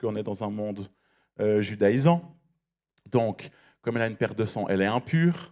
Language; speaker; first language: French; native; French